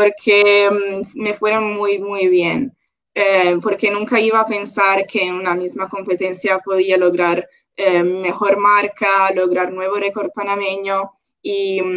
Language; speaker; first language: Spanish; non-native, local second language; Italian